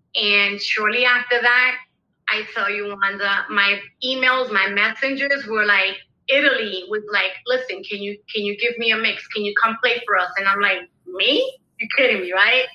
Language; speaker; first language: English; early bilingual, other home language; Spanish